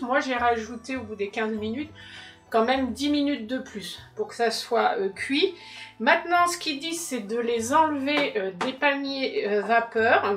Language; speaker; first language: French; native; French